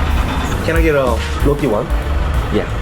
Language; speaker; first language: English; non-native, learner; Korean